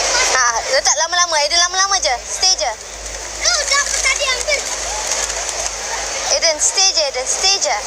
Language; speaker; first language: Indonesian; non-native, local second language; Malay